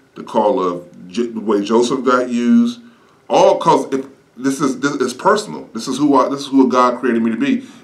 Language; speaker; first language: English; native; English